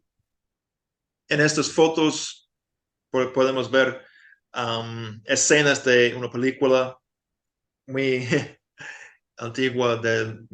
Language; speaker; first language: Spanish; non-native, fluent; English